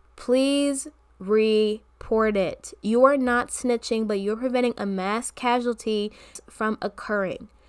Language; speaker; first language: English; native; English